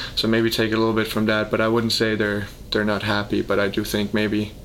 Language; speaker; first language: English; early bilingual, heritage; Danish